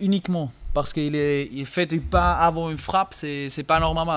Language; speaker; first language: French; non-native, learner; German